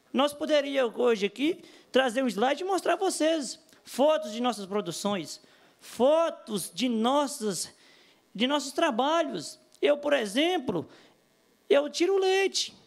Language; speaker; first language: Portuguese; native; Portuguese